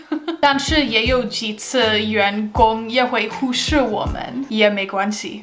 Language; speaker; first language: Chinese; non-native, fluent; English